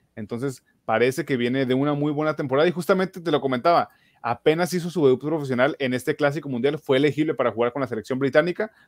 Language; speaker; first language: Spanish; native; Spanish